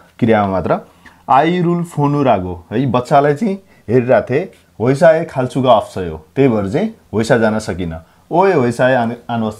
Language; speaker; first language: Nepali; non-native, local second language; Gurung